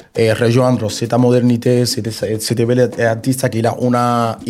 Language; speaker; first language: French; non-native, fluent; Spanish